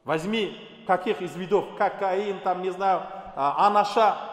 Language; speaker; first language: Russian; non-native, local second language; Kazakh